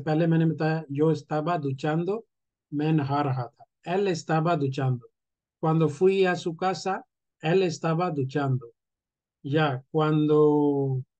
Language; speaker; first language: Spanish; non-native, fluent; Urdu